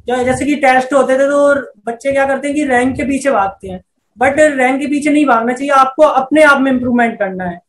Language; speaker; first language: Hindi; native; Hindi